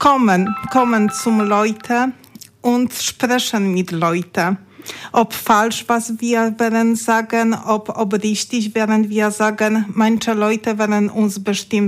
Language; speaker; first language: German; non-native, learner; Polish